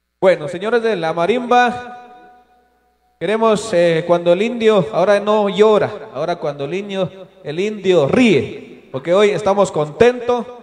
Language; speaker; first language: Spanish; non-native, local second language; Kaqchikel